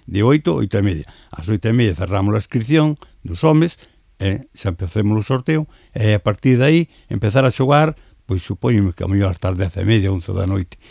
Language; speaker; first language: Galician; native; Galician